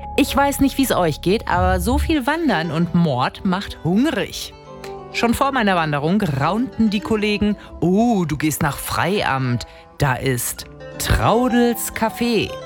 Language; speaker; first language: German; native; German